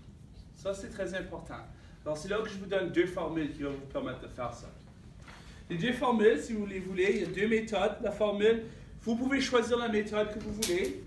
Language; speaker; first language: French; native; French